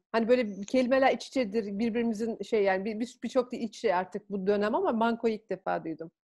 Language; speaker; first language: Turkish; native; Turkish